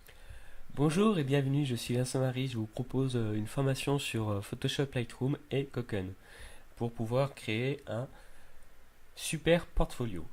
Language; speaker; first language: French; native; French